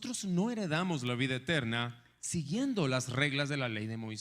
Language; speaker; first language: Spanish; native; Spanish